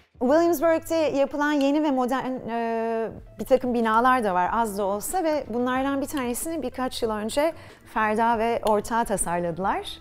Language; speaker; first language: Turkish; native; Turkish